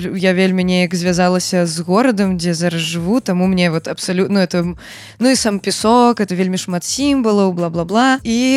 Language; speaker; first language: Belarusian; native; Belarusian